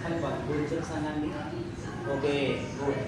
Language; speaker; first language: Vietnamese; non-native, learner; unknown